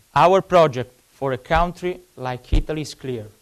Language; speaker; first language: English; non-native, fluent; Italian